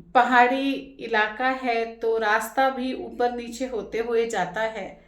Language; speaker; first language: Hindi; non-native, local second language; Marathi